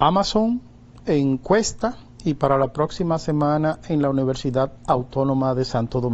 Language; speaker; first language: Spanish; native; Spanish